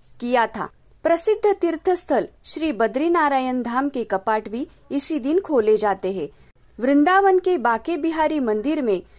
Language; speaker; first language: Hindi; non-native, local second language; Marathi